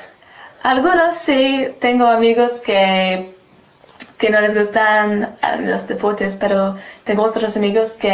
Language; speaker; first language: Spanish; non-native, learner; English